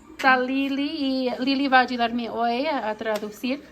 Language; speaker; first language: Spanish; non-native, learner; English